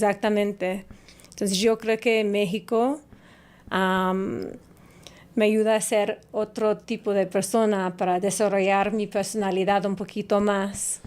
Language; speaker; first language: Spanish; non-native, fluent; English